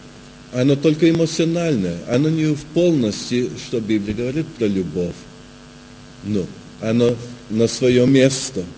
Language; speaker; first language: Russian; early bilingual, heritage; Russian